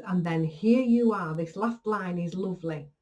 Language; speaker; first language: English; native; English